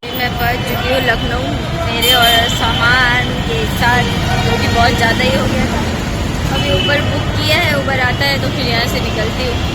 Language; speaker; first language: Hindi; native; Hindi